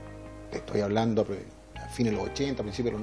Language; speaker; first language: Spanish; native; Spanish